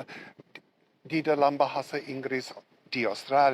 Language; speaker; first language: Indonesian; non-native, learner; English